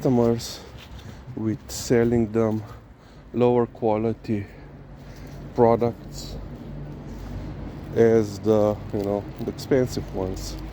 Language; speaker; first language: English; non-native, fluent; Slovenian